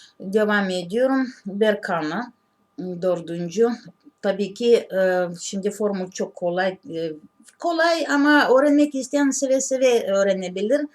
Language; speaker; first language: Turkish; non-native, learner; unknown